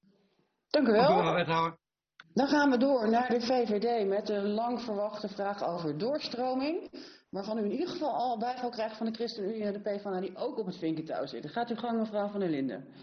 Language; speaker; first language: Dutch; native; Dutch